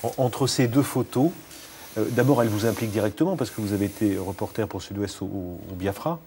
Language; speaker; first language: French; native; French